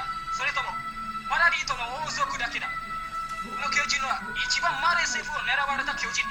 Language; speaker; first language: Japanese; non-native, learner; Indonesian